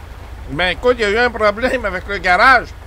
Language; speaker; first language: French; native; French